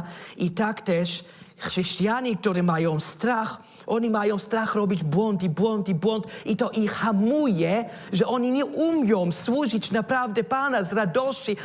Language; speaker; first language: Polish; non-native, learner; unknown